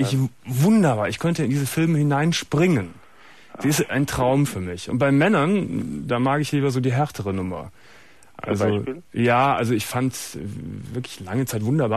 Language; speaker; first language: German; native; German